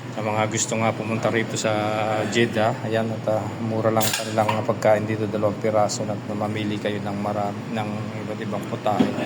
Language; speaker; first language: Filipino; non-native, local second language; Pampanga